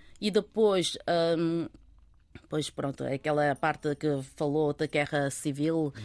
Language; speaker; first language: Portuguese; early bilingual, other home language; Chinese